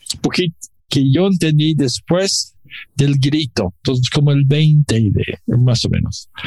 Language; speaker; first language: Spanish; non-native, learner; English